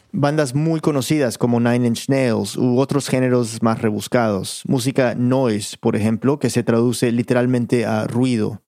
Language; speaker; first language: Spanish; early bilingual, heritage; Spanish